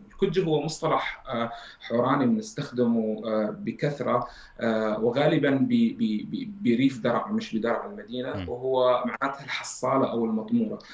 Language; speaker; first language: Arabic; native; Arabic